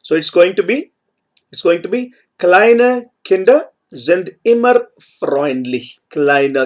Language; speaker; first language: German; non-native, fluent; Hindi